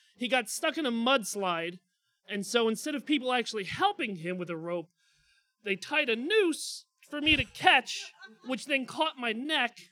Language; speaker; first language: English; native; English